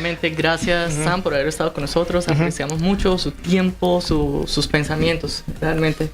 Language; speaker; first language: Spanish; native; Spanish